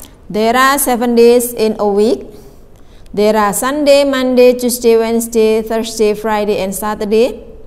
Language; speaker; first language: English; non-native, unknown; Javanese